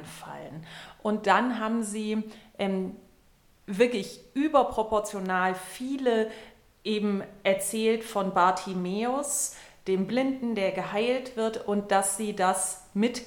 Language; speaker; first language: German; native; German